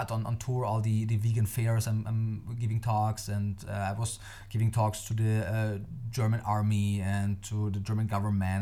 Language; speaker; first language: English; non-native, fluent; German